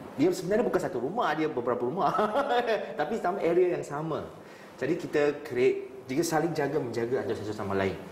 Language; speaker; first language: Malay; non-native, local second language; Chinese